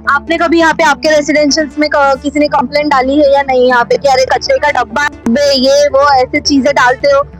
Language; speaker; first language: Hindi; non-native, local second language; Marathi